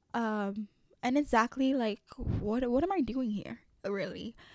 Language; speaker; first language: English; early bilingual, other home language; French